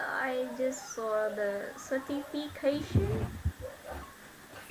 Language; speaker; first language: English; non-native, learner; Vietnamese